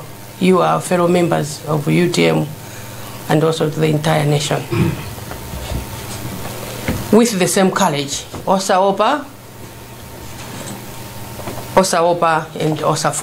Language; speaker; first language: English; non-native, local second language; Nyanja